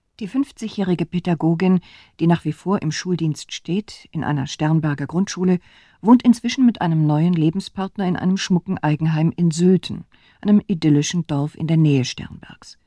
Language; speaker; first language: German; native; German